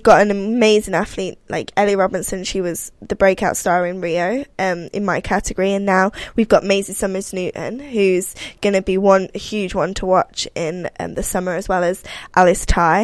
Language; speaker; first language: English; native; English